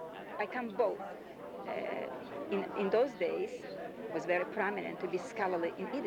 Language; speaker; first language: English; non-native, fluent; Yiddish